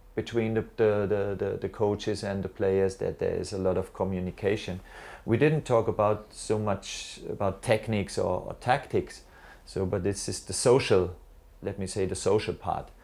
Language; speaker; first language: English; non-native, fluent; German